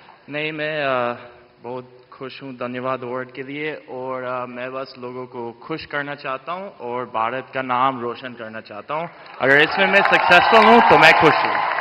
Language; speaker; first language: Hindi; non-native, fluent; English